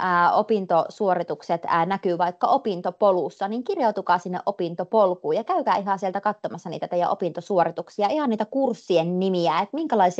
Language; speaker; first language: Finnish; native; Finnish